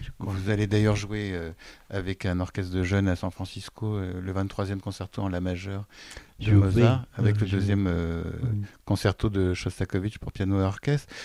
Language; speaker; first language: French; native; French